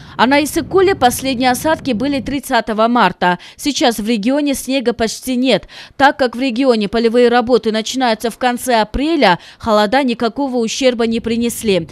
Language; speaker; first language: Russian; non-native, local second language; Kyrgyz